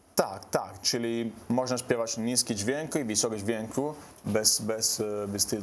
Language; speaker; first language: Polish; non-native, learner; Italian